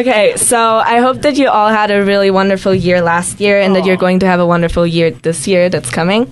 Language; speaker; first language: English; non-native, fluent; Italian